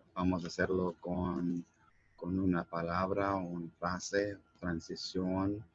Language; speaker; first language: Spanish; non-native, learner; English